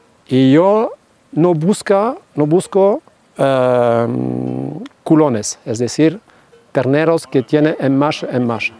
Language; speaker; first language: Spanish; non-native, fluent; French